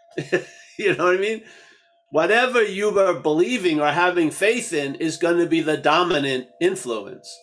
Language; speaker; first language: English; native; English